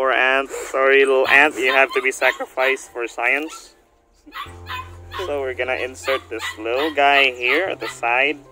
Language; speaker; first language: English; non-native, local second language; Filipino